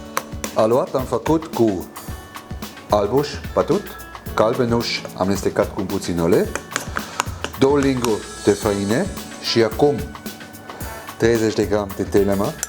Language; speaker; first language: Romanian; non-native, learner; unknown